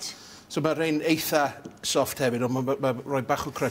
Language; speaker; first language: Welsh; native; Welsh